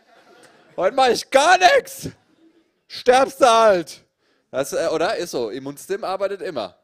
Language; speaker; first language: German; native; German